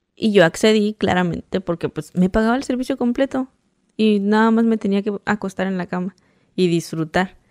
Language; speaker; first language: Spanish; native; Spanish